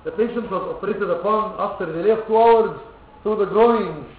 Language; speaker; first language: English; non-native, fluent; Arabic